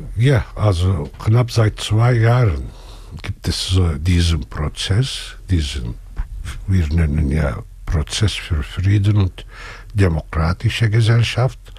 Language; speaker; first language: German; non-native, fluent; Turkish